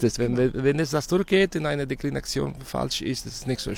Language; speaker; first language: German; non-native, fluent; Catalan